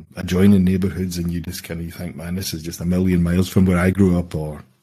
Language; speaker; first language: English; native; English